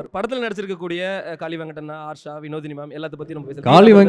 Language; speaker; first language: Tamil; native; Tamil